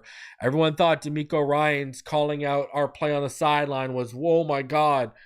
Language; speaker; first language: English; native; English